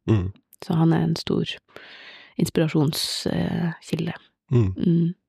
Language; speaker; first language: Norwegian; native; Norwegian